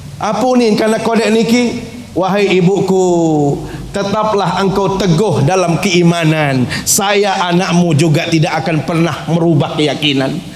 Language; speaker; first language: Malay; non-native, local second language; Sasak